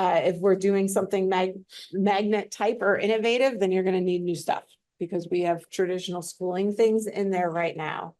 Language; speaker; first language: English; native; English